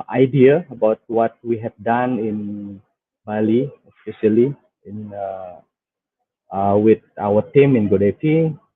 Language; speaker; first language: English; non-native, fluent; Indonesian